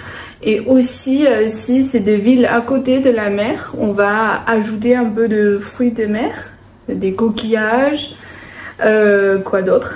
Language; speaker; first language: French; non-native, fluent; Chinese